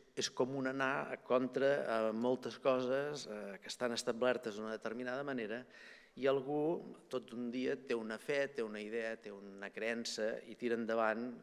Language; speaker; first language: Catalan; native; Catalan